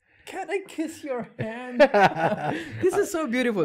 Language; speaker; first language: English; non-native, local second language; Punjabi